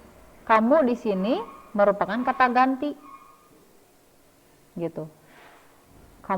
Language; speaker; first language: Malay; non-native, local second language; Sundanese